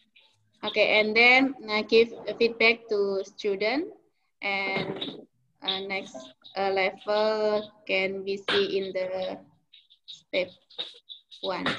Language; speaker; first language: English; non-native, learner; Indonesian